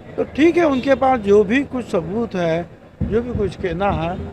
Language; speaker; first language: Hindi; non-native, local second language; Marathi